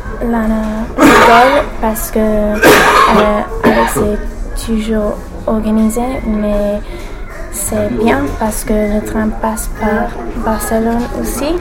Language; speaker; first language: French; non-native, learner; English